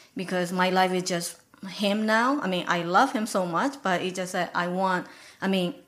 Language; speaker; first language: English; non-native, fluent; Burmese